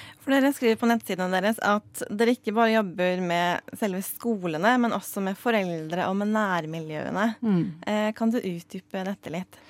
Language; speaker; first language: Norwegian; native; Norwegian